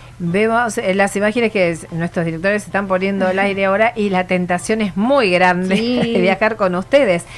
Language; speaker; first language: Spanish; native; Spanish